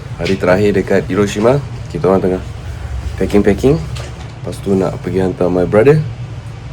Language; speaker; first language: Malay; native; Malay